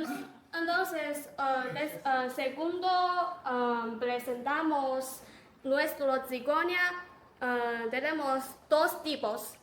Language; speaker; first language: Spanish; non-native, learner; Chinese